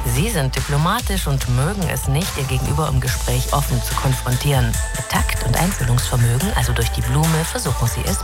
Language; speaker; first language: German; native; German